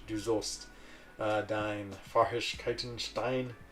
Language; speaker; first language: German; non-native, learner; English